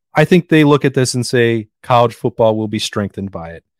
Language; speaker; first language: English; native; English